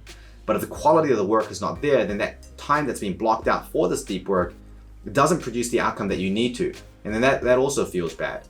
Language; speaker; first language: English; native; English